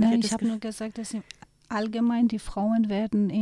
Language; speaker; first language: German; non-native, fluent; Persian